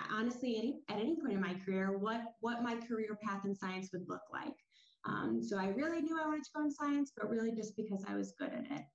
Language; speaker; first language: English; native; English